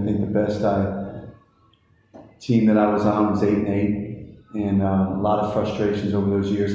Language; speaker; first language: English; native; English